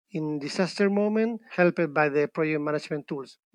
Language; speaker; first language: English; non-native, fluent; Spanish